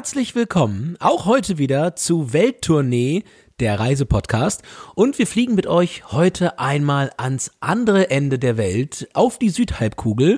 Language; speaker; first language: German; native; German